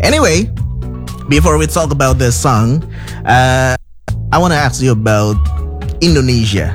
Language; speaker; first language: English; non-native, fluent; Indonesian